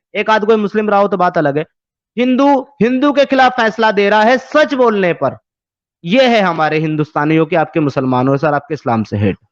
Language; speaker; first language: Urdu; native; Urdu